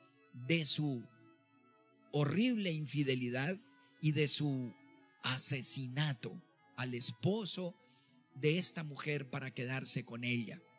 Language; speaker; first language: Spanish; native; Spanish